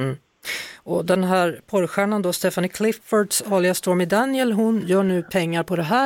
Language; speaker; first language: Swedish; native; Swedish